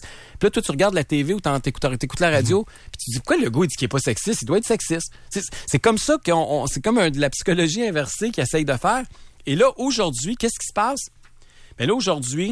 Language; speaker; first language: French; native; French